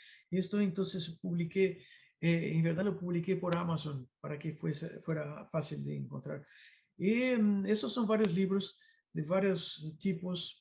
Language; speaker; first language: Spanish; non-native, fluent; Portuguese